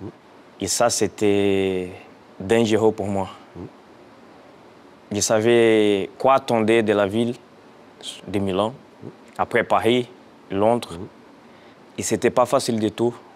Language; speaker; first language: French; non-native, fluent; Portuguese